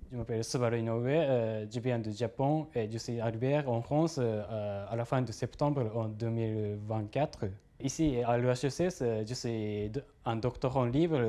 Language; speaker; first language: French; non-native, learner; Japanese